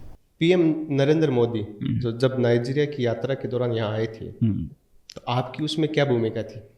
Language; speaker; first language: Hindi; native; Hindi